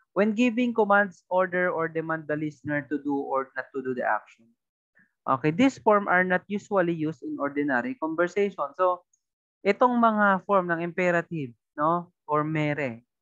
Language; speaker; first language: English; non-native, local second language; Filipino